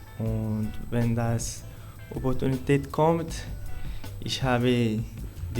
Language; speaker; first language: German; non-native, learner; Portuguese